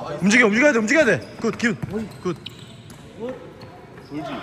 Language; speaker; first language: Korean; native; Korean